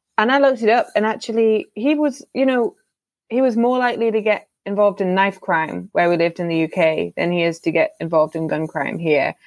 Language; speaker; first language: English; native; English